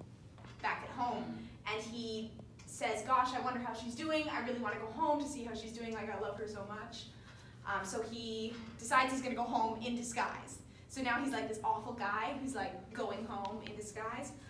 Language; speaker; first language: English; native; English